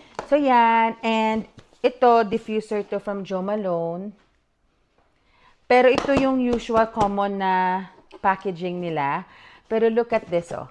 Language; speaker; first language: English; non-native, local second language; Filipino